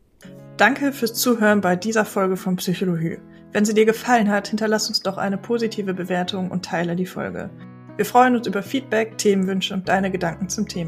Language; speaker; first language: German; native; German